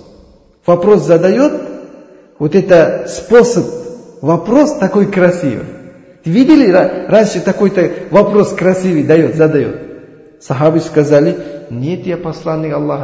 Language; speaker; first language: Russian; non-native, learner; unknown